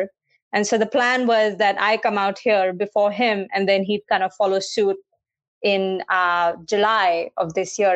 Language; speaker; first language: English; non-native, local second language; Hindi